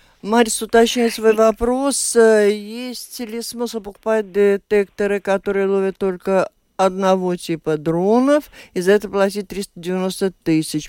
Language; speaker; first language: Russian; native; Russian